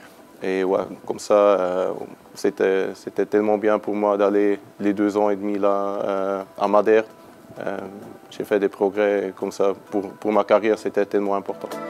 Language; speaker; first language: French; non-native, learner; German